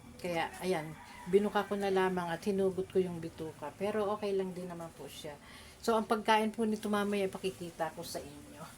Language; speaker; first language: Filipino; native; Filipino